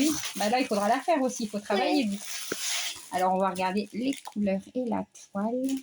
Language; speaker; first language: French; native; French